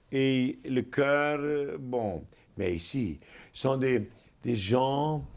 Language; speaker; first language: French; non-native, fluent; German